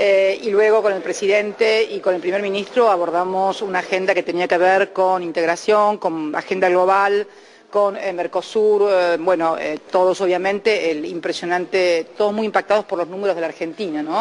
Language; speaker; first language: Spanish; native; Spanish